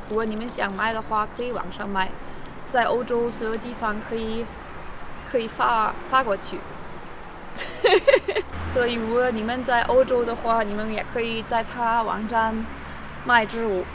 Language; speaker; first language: Chinese; early bilingual, heritage; Chinese